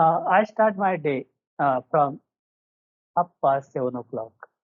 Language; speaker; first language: English; non-native, learner; Marathi